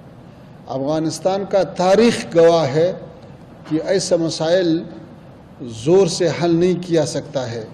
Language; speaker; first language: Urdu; non-native, fluent; Pashto